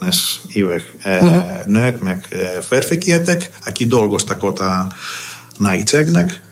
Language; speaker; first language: Hungarian; non-native, learner; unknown